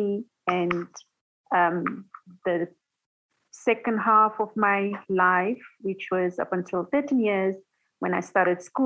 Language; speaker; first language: English; non-native, local second language; Tswana